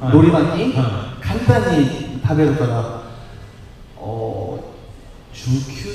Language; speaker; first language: Japanese; non-native, learner; Korean